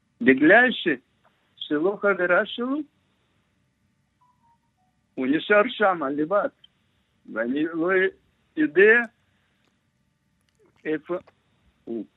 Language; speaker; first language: Hebrew; non-native, learner; Russian